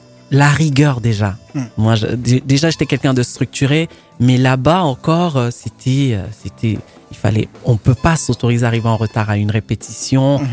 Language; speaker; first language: French; non-native, local second language; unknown